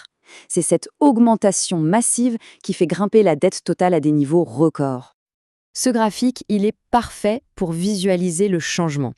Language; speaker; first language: French; native; French